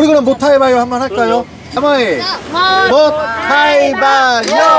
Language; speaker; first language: Korean; native; Korean